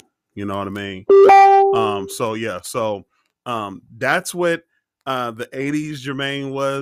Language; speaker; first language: English; native; English